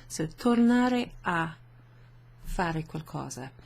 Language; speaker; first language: Italian; non-native, fluent; English